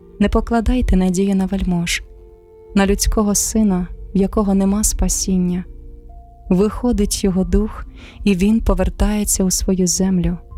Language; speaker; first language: Ukrainian; native; Ukrainian